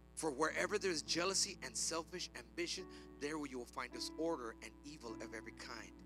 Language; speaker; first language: English; early bilingual, other home language; Spanish